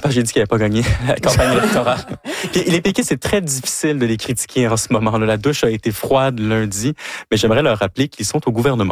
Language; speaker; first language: French; native; French